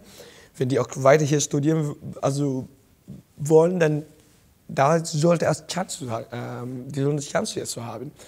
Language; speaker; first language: German; non-native, learner; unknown